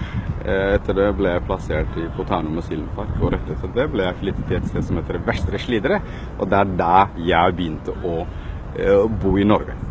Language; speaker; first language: Norwegian; non-native, fluent; Somali